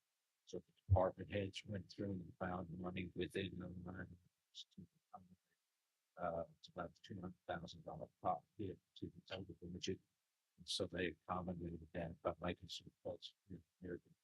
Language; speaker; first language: English; native; English